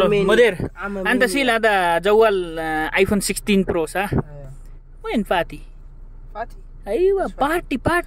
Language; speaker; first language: Arabic; non-native, learner; Nepali